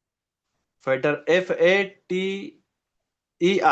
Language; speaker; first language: English; non-native, learner; Hindi